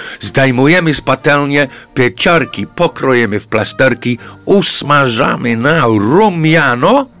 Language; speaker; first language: Polish; non-native, fluent; English